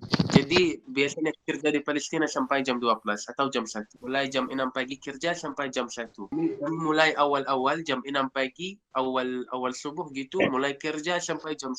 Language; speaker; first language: Indonesian; non-native, fluent; Arabic